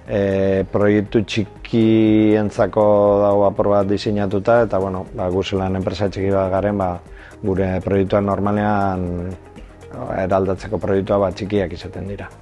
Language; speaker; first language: Basque; native; Basque